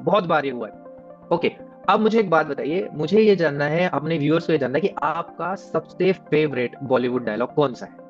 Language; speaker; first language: Hindi; native; Hindi